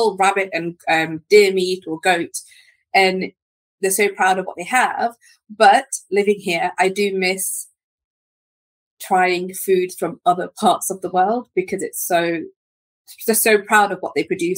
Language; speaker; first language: English; native; English